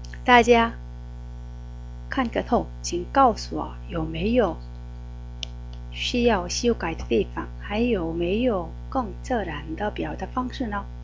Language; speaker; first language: Chinese; non-native, fluent; Korean